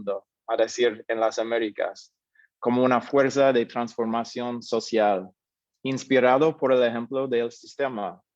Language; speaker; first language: Spanish; non-native, fluent; English